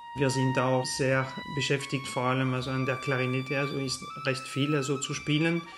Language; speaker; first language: German; non-native, fluent; French